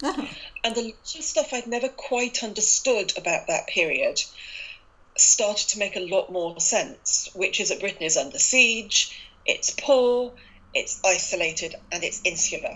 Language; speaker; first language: English; native; English